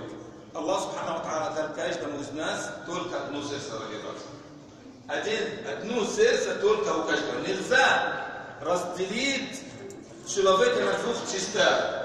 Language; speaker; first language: Russian; non-native, fluent; Arabic